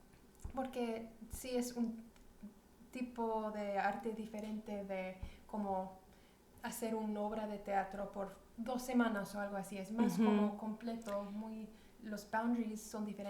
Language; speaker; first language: Spanish; early bilingual, heritage; Spanish